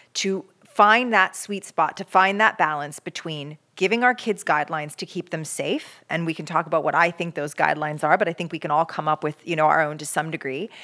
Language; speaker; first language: English; native; English